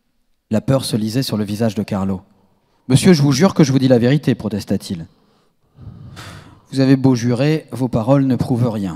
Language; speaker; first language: French; native; French